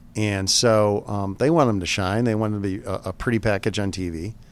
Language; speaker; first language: English; native; English